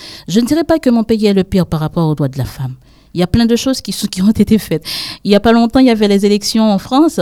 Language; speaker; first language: French; non-native, local second language; Haitian Creole